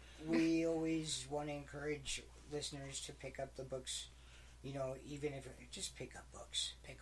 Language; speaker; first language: English; native; English